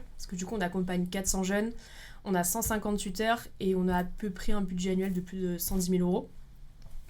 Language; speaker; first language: French; native; French